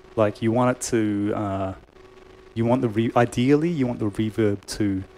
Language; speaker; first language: English; native; English